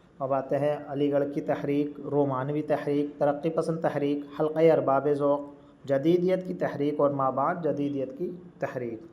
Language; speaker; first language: Urdu; native; Urdu